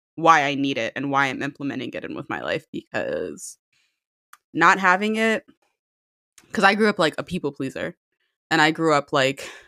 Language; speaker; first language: English; early bilingual, other home language; Amharic